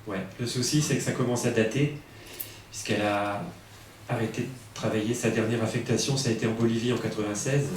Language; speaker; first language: French; native; French